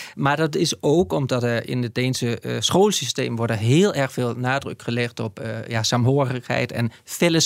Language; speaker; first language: Dutch; non-native, fluent; Danish